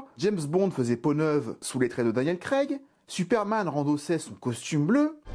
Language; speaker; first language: French; native; French